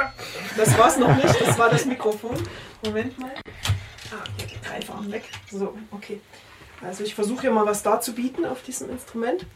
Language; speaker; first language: German; native; German